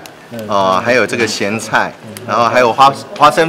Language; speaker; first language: Chinese; native; Chinese